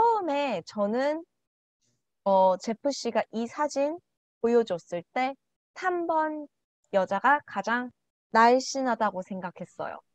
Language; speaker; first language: Korean; non-native, learner; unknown